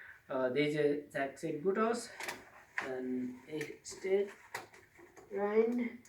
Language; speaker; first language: German; non-native, learner; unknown